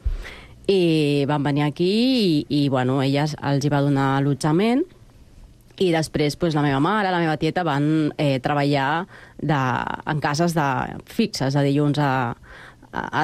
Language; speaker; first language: Catalan; non-native, fluent; Spanish